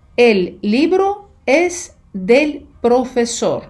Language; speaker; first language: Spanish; non-native, fluent; Ukrainian